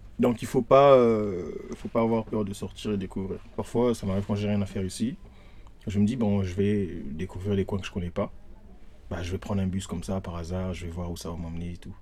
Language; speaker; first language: French; non-native, local second language; Lingala